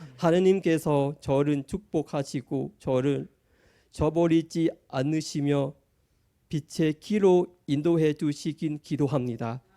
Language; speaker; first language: Korean; non-native, fluent; Thai